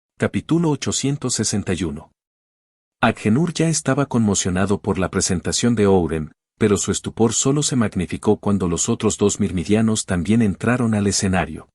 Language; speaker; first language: Spanish; native; Spanish